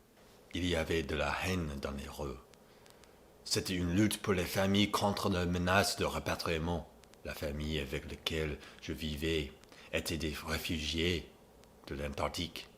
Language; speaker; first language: French; non-native, learner; English